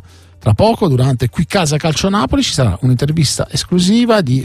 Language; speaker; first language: Italian; native; Italian